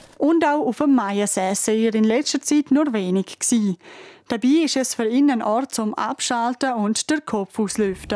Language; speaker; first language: German; native; German